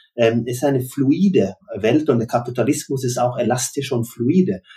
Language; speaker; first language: German; non-native, fluent; Norwegian